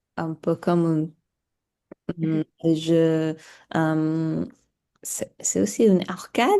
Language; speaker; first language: French; non-native, learner; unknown